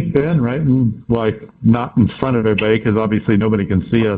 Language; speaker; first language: English; native; English